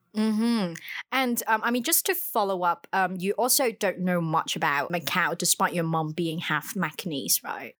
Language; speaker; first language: English; non-native, local second language; Cantonese